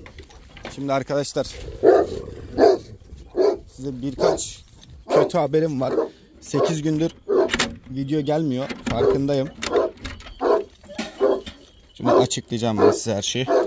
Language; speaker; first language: Turkish; native; Turkish